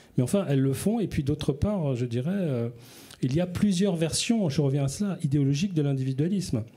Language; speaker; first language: French; native; French